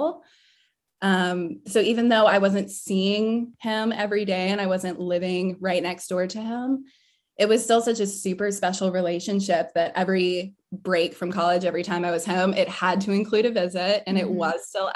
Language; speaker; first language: English; native; English